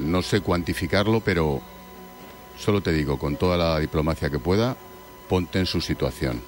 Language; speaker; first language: Spanish; native; Spanish